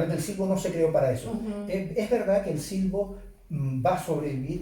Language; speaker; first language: Spanish; native; Spanish